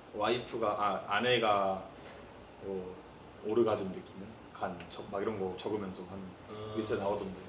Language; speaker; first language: Korean; early bilingual, heritage; Korean